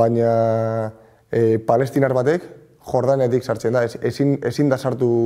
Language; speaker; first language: Basque; non-native, local second language; Spanish